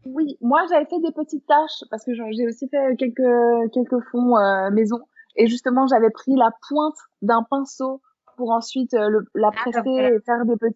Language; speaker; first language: French; native; French